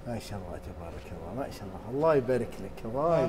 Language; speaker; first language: Arabic; native; Arabic